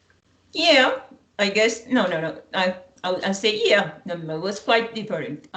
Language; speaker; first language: English; non-native, fluent; Spanish